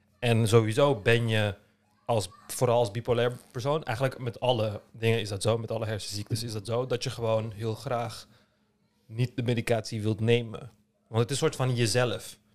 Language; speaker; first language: Dutch; early bilingual, other home language; Turkish